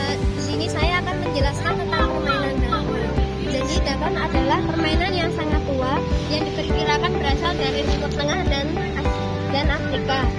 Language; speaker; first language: Indonesian; native; Indonesian